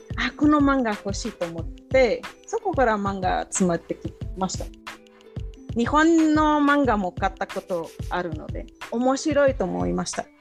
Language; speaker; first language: Japanese; non-native, fluent; Spanish